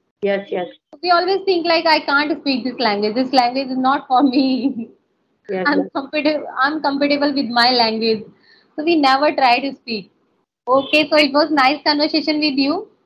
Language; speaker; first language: English; non-native, local second language; Hindi